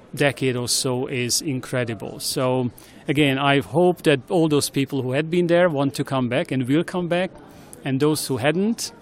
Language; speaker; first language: English; non-native, fluent; Hungarian